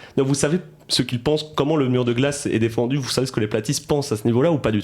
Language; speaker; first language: French; native; French